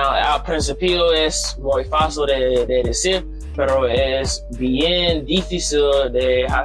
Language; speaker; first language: Spanish; non-native, learner; English